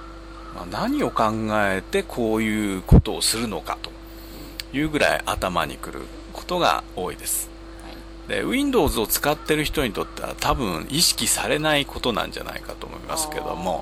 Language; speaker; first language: Japanese; native; Japanese